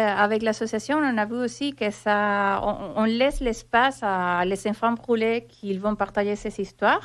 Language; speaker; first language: French; non-native, fluent; Spanish